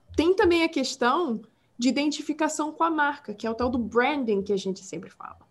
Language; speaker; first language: Portuguese; non-native, local second language; English